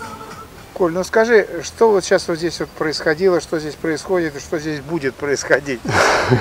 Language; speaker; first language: Russian; native; Russian